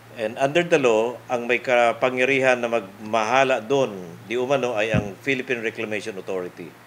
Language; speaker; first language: Filipino; non-native, local second language; Bikol